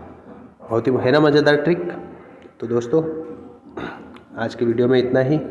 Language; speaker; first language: Hindi; native; Hindi